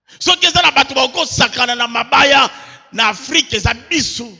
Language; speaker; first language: Lingala; native; Lingala